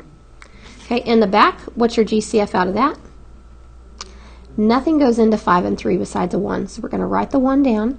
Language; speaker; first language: English; native; English